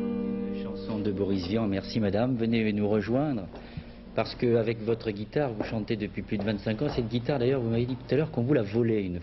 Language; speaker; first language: French; native; French